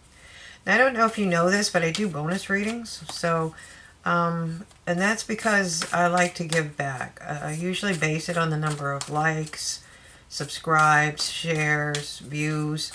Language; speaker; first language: English; native; English